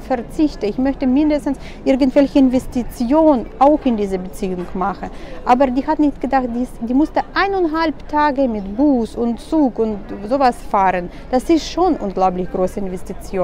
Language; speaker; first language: German; non-native, fluent; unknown